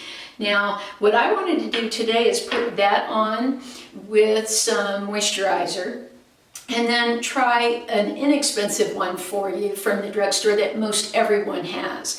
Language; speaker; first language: English; native; English